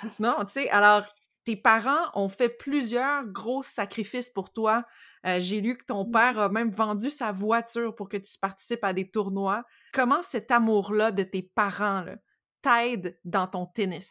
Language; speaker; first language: French; native; French